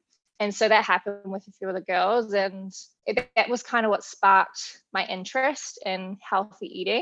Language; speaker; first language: English; native; English